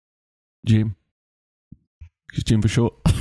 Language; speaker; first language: English; native; English